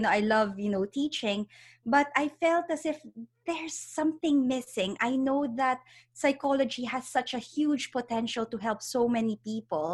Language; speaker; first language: English; non-native, local second language; Filipino